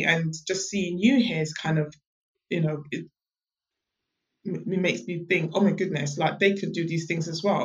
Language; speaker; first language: English; native; English